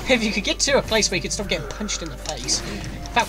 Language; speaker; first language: English; native; English